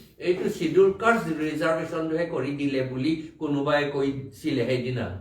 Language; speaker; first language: Assamese; non-native, local second language; Karbi